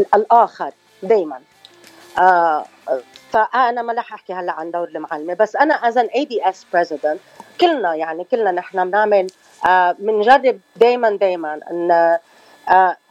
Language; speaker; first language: Arabic; native; Arabic